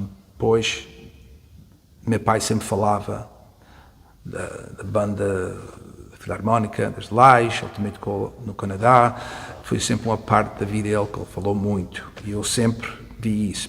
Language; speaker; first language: Portuguese; early bilingual, heritage; Portuguese